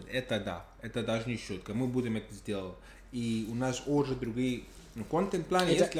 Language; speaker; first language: Russian; non-native, fluent; English